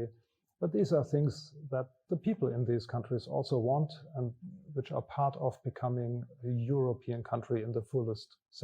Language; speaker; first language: English; non-native, fluent; German